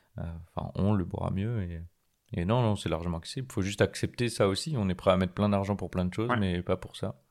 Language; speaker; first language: French; native; French